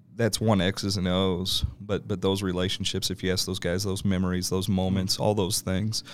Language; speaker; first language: English; native; English